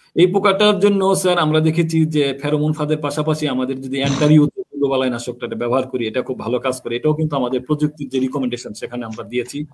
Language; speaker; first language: Bangla; native; Bangla